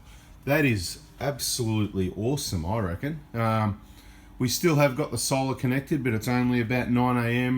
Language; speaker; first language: English; native; English